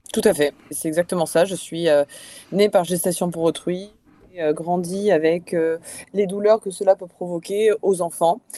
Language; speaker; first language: French; native; French